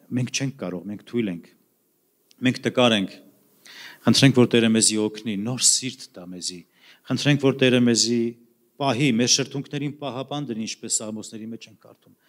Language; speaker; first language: Armenian; native; Armenian